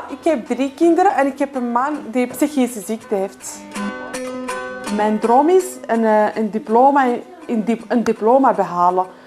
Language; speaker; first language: Dutch; non-native, fluent; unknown